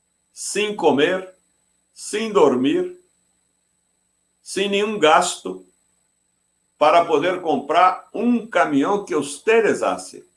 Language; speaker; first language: Spanish; non-native, fluent; Portuguese